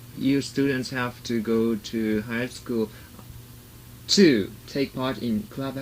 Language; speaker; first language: English; non-native, learner; Japanese